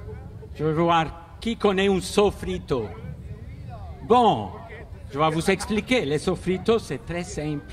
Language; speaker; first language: French; non-native, fluent; Spanish